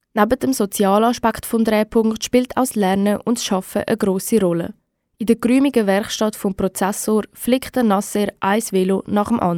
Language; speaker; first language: German; native; German